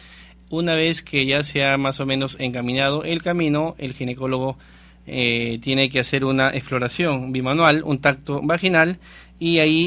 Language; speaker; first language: Spanish; native; Spanish